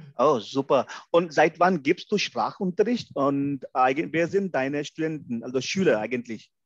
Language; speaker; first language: German; non-native, fluent; Hindi